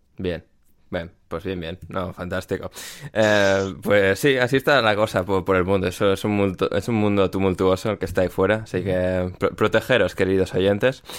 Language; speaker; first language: Spanish; native; Spanish